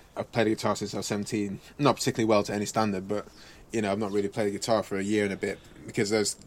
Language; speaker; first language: English; native; English